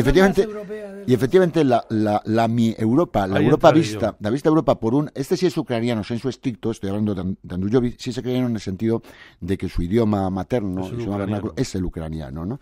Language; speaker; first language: Spanish; native; Spanish